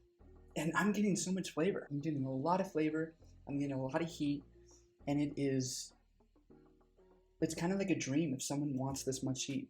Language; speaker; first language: English; native; English